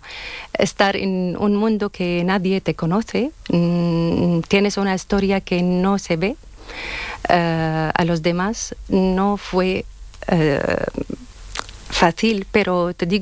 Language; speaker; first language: Spanish; non-native, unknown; Arabic